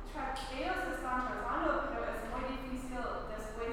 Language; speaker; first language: Spanish; non-native, learner; English